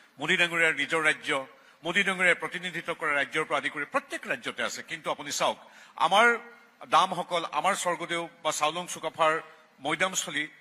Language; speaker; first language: Assamese; native; Assamese